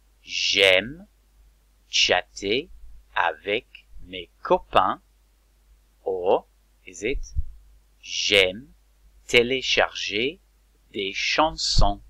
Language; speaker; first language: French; non-native, fluent; English